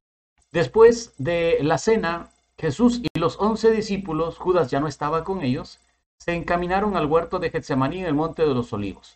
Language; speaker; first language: Spanish; native; Spanish